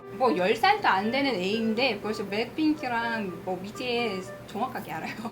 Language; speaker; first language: Korean; non-native, fluent; Uzbek